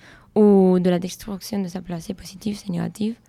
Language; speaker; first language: French; non-native, learner; Spanish